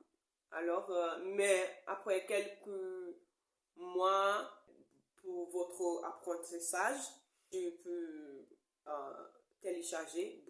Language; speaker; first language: French; non-native, learner; English